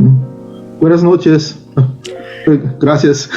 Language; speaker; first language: Spanish; non-native, learner; Korean